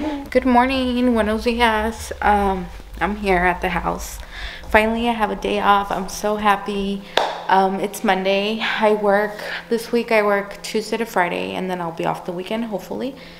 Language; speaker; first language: English; early bilingual, other home language; Spanish